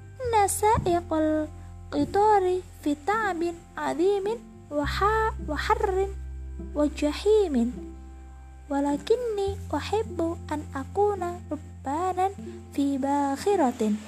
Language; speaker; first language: Arabic; non-native, learner; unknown